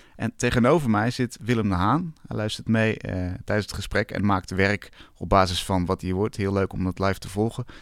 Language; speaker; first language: Dutch; native; Dutch